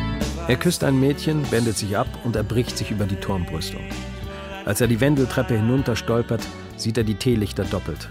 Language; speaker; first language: German; native; German